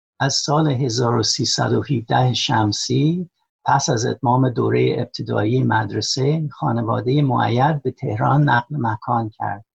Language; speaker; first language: Persian; non-native, fluent; English